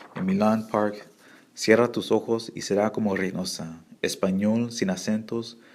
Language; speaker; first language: Spanish; early bilingual, heritage; Spanish